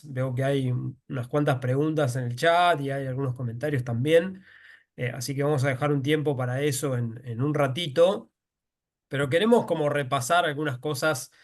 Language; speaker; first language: Spanish; native; Spanish